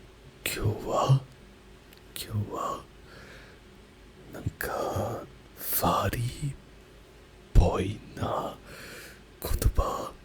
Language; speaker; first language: Japanese; non-native, learner; German